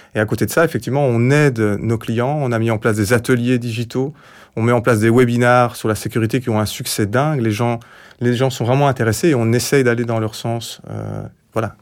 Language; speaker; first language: French; native; French